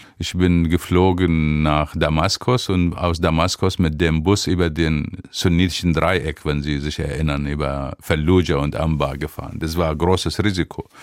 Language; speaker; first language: German; non-native, fluent; Arabic